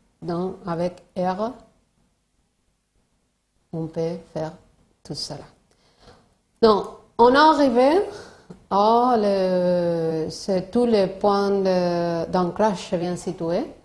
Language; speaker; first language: French; non-native, learner; Spanish